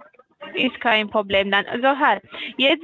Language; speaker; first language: German; non-native, fluent; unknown